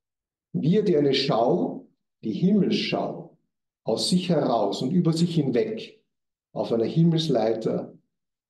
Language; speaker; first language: German; native; German